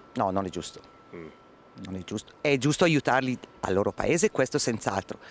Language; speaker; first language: Italian; non-native, fluent; Bulgarian